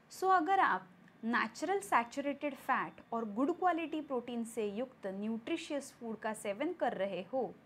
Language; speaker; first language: Hindi; non-native, local second language; Marathi